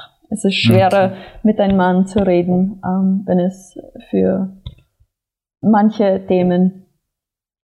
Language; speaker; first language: German; non-native, fluent; English